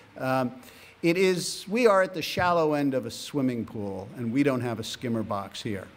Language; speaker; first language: English; native; English